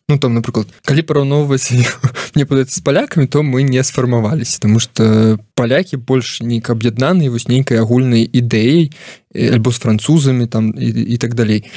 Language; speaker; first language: Belarusian; non-native, local second language; Russian